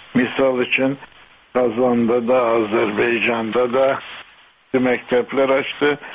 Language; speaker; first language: Tatar; early bilingual, heritage; Tatar